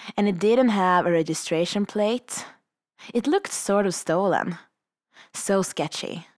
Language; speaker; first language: English; non-native, fluent; Swedish